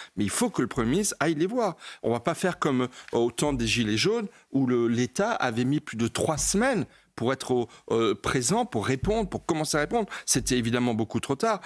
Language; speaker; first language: French; native; French